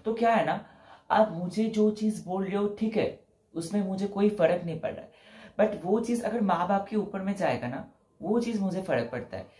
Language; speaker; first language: Hindi; non-native, local second language; Bangla